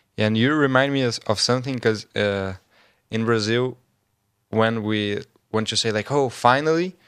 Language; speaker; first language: English; non-native, learner; Portuguese